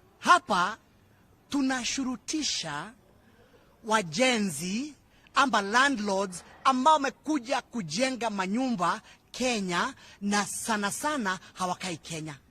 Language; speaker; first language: Swahili; non-native, local second language; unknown